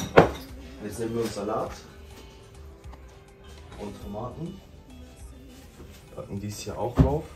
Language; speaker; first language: German; native; German